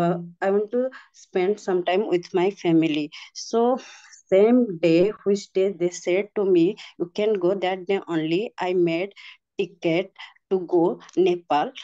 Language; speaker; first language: English; non-native, learner; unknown